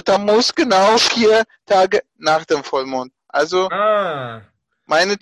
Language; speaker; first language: German; non-native, fluent; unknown